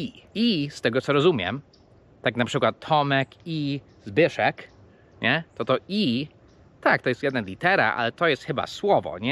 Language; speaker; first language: Polish; non-native, fluent; English